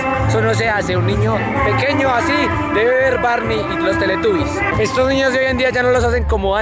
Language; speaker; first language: Spanish; native; Spanish